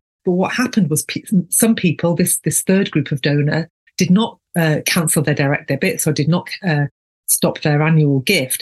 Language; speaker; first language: English; native; English